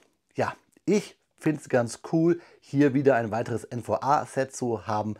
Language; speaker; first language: German; native; German